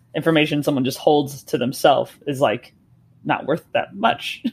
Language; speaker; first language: English; native; English